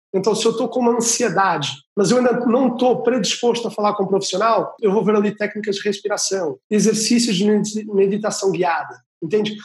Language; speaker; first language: Portuguese; native; Portuguese